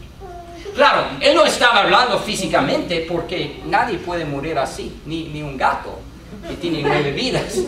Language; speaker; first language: Spanish; non-native, fluent; English